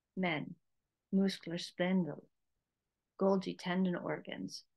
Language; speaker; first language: Swedish; non-native, learner; English